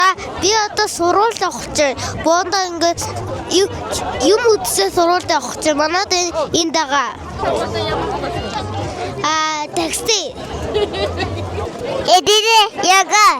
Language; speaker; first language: Mongolian; native; Mongolian